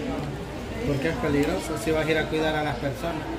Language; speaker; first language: Spanish; native; Spanish